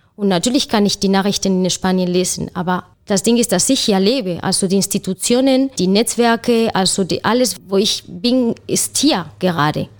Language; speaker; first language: German; non-native, fluent; Spanish